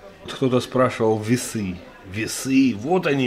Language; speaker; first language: Russian; native; Russian